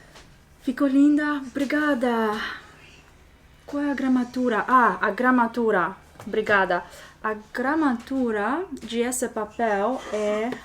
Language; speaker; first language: Portuguese; non-native, learner; English